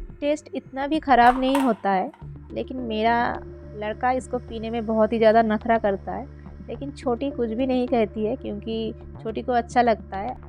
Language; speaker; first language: Hindi; non-native, local second language; Bangla